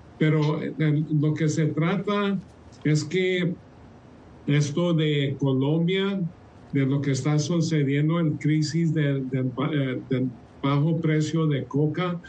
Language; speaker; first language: Spanish; early bilingual, heritage; Spanish